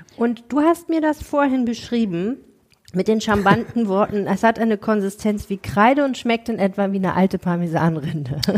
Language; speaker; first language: German; native; German